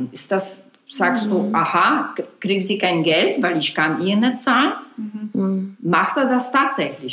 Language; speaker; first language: German; non-native, fluent; Polish